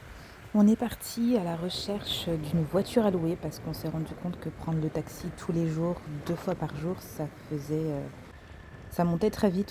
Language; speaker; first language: French; native; French